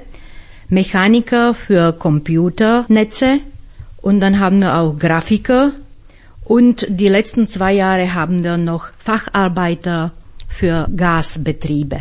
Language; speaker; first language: German; non-native, fluent; Slovak